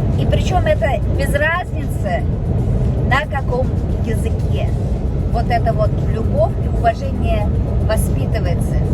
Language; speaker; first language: Russian; non-native, local second language; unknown